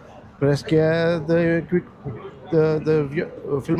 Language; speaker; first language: Portuguese; early bilingual, heritage; German